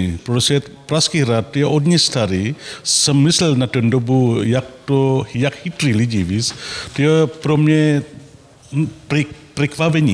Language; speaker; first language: Czech; non-native, learner; Balinese